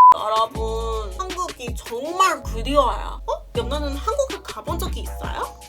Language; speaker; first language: Korean; non-native, fluent; English